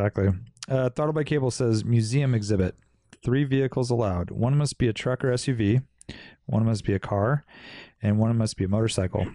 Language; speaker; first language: English; native; English